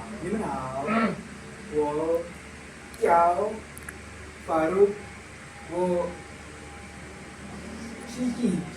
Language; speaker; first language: Chinese; non-native, learner; Indonesian